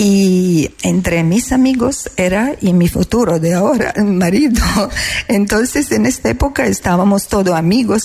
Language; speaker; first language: Spanish; non-native, fluent; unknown